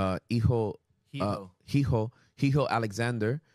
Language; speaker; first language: Spanish; non-native, learner; English